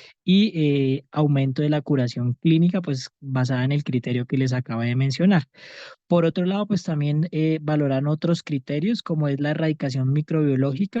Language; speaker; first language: Spanish; native; Spanish